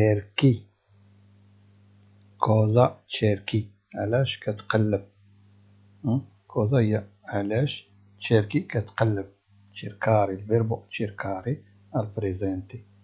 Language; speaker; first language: Italian; non-native, fluent; Arabic